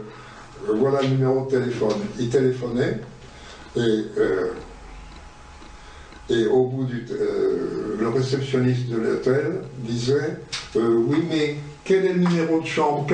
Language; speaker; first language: French; native; French